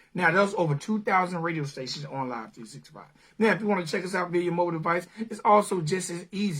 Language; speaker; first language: English; native; English